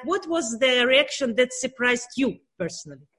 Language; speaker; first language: English; non-native, learner; Russian